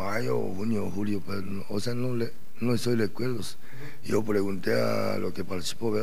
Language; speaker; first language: Spanish; non-native, learner; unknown